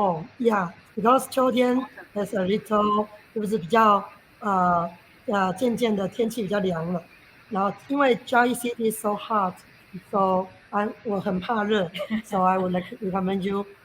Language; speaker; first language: English; non-native, learner; Chinese